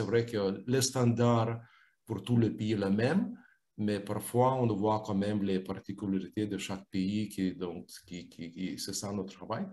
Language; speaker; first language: French; non-native, fluent; Lithuanian